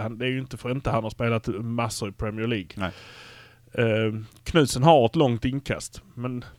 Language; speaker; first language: Swedish; native; Swedish